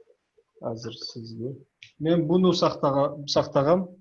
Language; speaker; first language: Turkish; non-native, learner; Kyrgyz